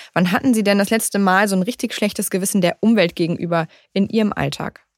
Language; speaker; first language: German; native; German